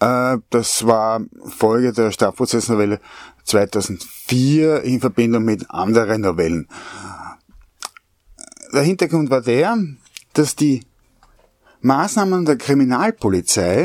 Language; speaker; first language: German; native; German